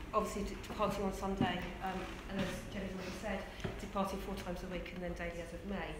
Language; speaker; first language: English; native; English